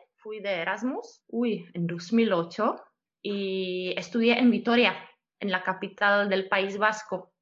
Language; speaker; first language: Spanish; non-native, fluent; Czech